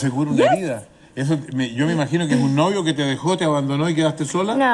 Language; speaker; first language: Spanish; native; Spanish